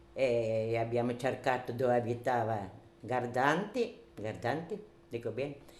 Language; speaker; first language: Italian; native; Italian